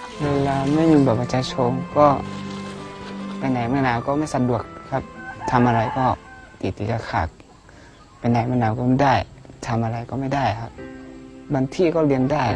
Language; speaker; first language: Thai; non-native, local second language; Akha